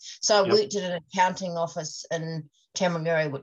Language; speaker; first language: English; native; English